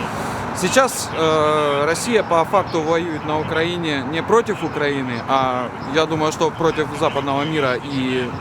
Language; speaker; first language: Russian; native; Russian